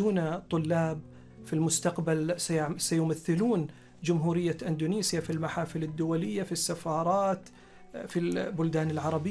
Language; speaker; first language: Arabic; native; Arabic